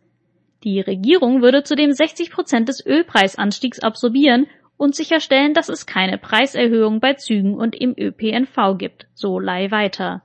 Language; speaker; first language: German; native; German